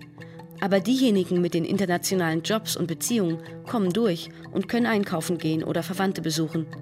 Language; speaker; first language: German; native; German